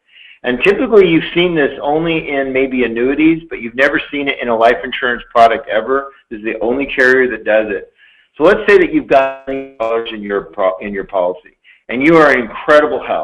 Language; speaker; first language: English; native; English